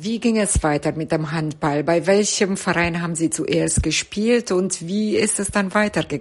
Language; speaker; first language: German; native; German